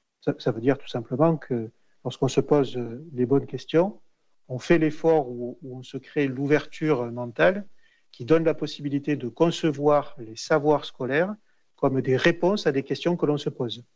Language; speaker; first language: French; native; French